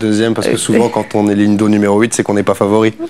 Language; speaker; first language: French; native; French